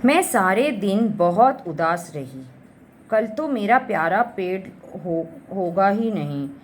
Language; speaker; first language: Hindi; non-native, local second language; Malayalam